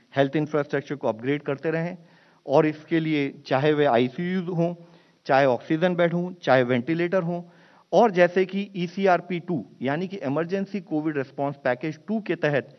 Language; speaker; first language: Hindi; native; Hindi